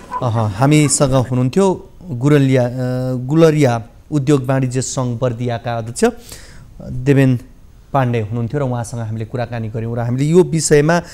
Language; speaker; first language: Nepali; native; Nepali